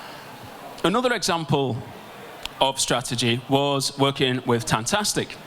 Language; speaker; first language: English; native; English